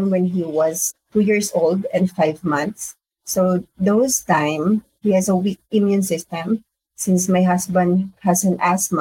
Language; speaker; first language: English; non-native, local second language; Filipino